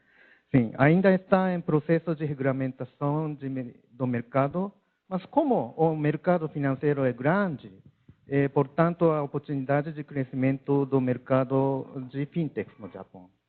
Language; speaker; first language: Portuguese; non-native, learner; Japanese